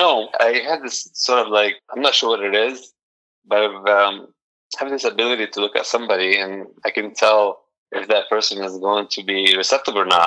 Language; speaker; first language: English; non-native, fluent; Arabic